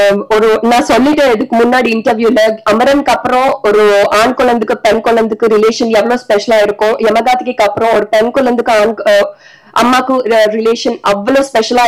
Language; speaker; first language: Tamil; non-native, learner; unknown